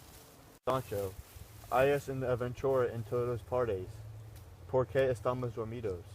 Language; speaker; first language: Spanish; non-native, learner; English